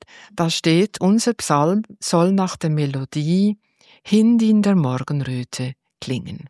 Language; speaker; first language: German; native; German